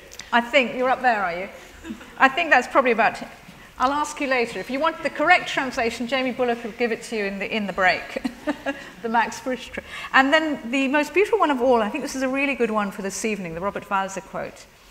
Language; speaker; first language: English; native; English